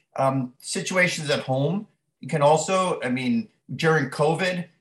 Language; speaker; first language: English; native; English